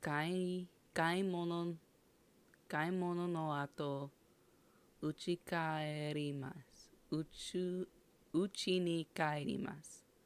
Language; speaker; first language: Japanese; non-native, learner; English